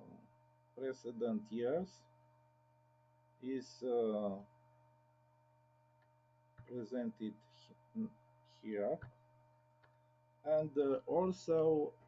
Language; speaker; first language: English; non-native, learner; Romanian